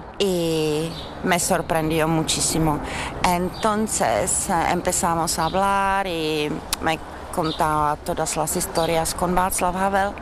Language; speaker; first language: Spanish; non-native, fluent; Czech